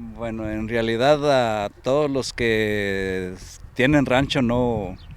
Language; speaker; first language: Spanish; native; Spanish